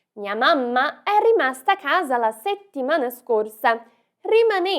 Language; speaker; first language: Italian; non-native, fluent; Portuguese